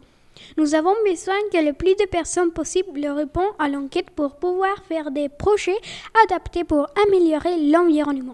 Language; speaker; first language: French; non-native, learner; Spanish